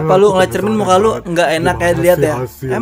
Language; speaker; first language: Indonesian; native; Indonesian